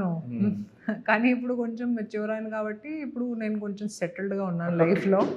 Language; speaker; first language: Telugu; non-native, fluent; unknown